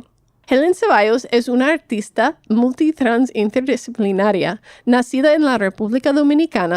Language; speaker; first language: Spanish; non-native, fluent; English